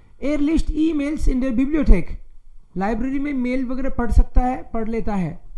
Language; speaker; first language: Hindi; native; Hindi